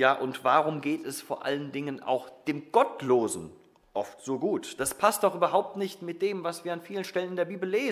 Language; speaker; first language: German; native; German